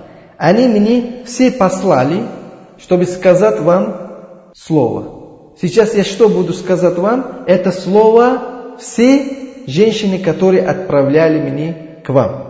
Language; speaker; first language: Russian; non-native, learner; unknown